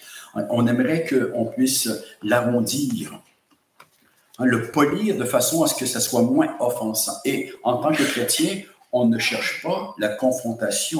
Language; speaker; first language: French; native; French